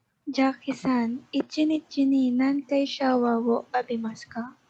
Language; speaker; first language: Japanese; non-native, learner; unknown